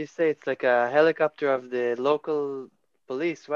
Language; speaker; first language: English; non-native, fluent; Hebrew